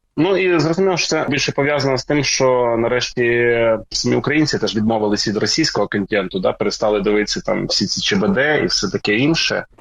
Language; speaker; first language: Ukrainian; native; Ukrainian